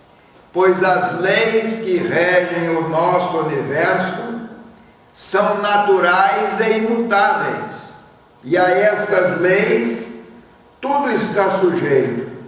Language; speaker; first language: Portuguese; native; Portuguese